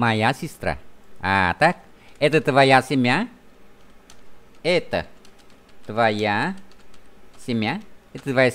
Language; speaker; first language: Russian; non-native, fluent; Vietnamese